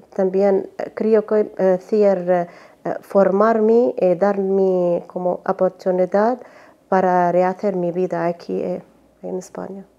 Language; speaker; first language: Spanish; non-native, learner; Arabic